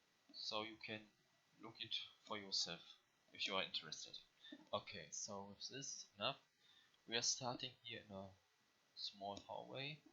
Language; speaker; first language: English; non-native, learner; German